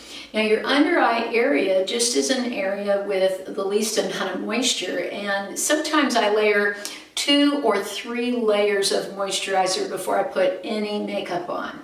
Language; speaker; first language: English; native; English